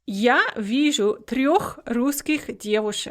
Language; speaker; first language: Russian; non-native, fluent; English